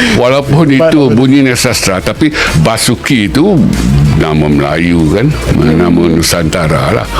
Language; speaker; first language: Malay; native; Malay